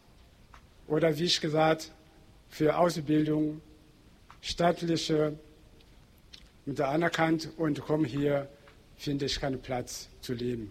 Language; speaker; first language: German; non-native, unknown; Portuguese